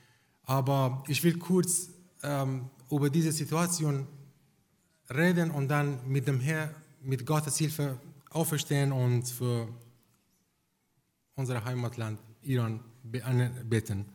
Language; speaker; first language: German; non-native, fluent; Persian